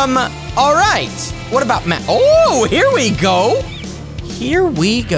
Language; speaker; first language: English; native; English